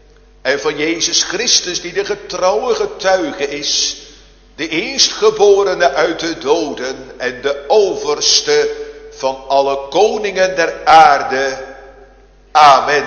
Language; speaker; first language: Dutch; native; Dutch